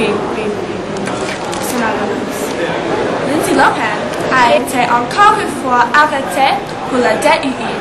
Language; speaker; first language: French; non-native, learner; English